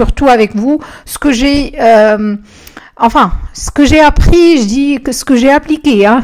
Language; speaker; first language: French; non-native, local second language; Arabic